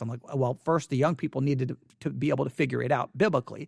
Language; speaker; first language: English; native; English